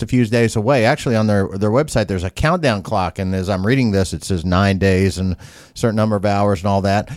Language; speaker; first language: English; native; English